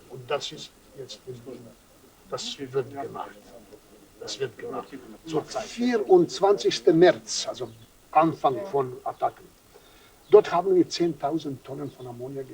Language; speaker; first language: German; non-native, fluent; Serbian